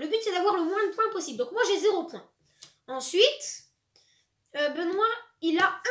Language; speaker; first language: French; native; French